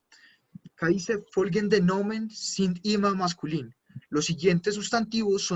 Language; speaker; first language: Spanish; native; Spanish